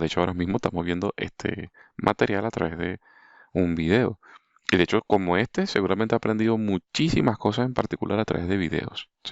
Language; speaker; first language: Spanish; native; Spanish